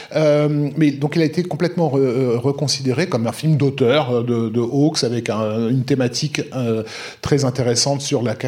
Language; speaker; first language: French; native; French